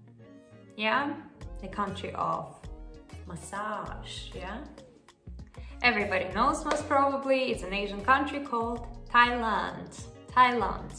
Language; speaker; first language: English; non-native, fluent; Russian